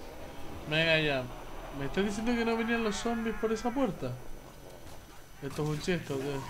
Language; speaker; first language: Spanish; native; Spanish